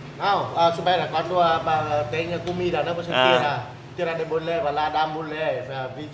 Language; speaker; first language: Portuguese; non-native, learner; Vietnamese